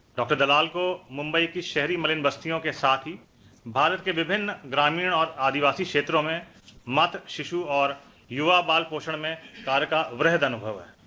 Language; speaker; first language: Hindi; native; Hindi